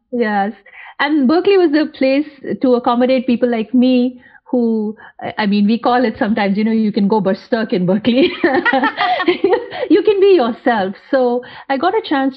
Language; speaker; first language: English; non-native, local second language; Hindi